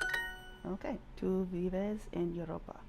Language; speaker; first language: Spanish; non-native, learner; English